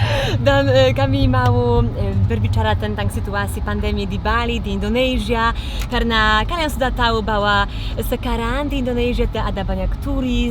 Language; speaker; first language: Indonesian; non-native, fluent; Polish